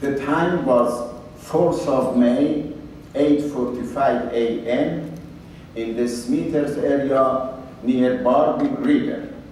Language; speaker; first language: English; non-native, fluent; Persian